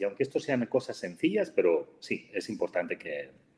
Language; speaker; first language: Spanish; native; Spanish